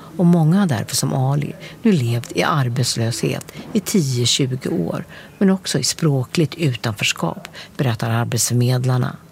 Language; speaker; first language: Swedish; native; Swedish